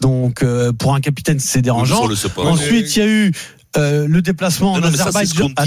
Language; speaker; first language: French; native; French